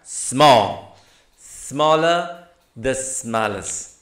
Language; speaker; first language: English; non-native, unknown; Indonesian